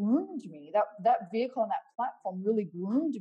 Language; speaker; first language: English; native; English